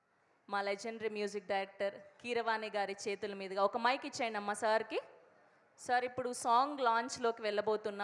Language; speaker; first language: Telugu; native; Telugu